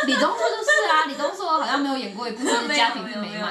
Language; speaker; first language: Chinese; native; Chinese